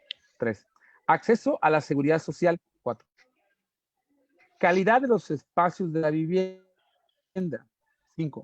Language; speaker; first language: Spanish; native; Spanish